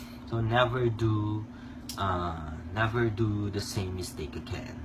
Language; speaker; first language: English; non-native, local second language; Filipino